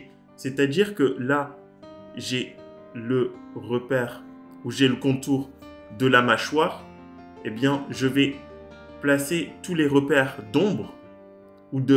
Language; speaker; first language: French; native; French